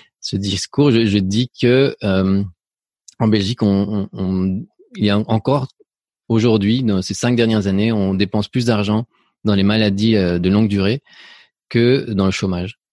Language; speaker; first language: French; early bilingual, other home language; Spanish